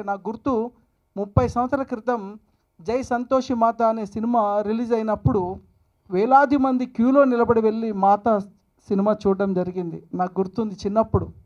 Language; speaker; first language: Telugu; native; Telugu